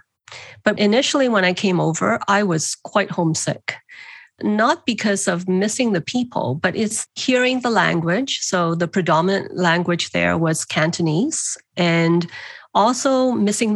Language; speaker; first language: English; non-native, local second language; Cantonese